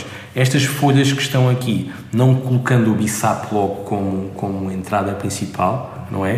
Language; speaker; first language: Portuguese; native; Portuguese